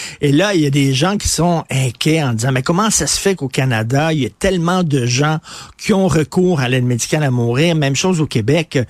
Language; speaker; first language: French; native; French